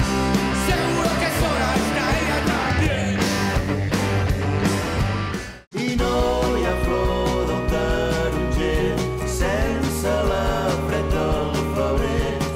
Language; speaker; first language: Catalan; native; Catalan